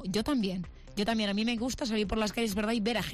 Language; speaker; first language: Spanish; native; Spanish